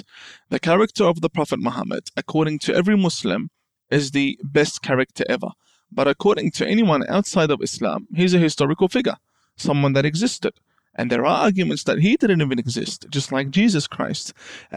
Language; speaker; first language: English; native; English